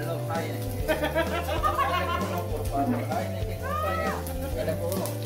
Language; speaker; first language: Spanish; non-native, learner; Korean